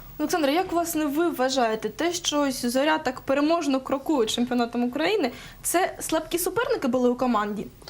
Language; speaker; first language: Ukrainian; non-native, local second language; Russian